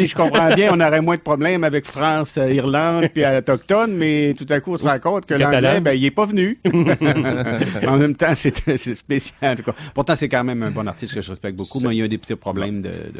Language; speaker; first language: French; native; French